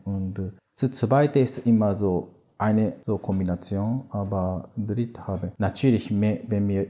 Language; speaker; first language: German; non-native, learner; Japanese